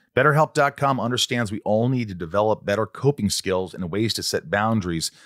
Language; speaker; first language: English; native; English